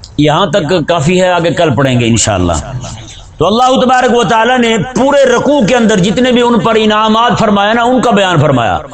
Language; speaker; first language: Urdu; non-native, local second language; Punjabi